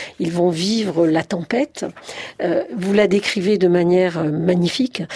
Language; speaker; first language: French; native; French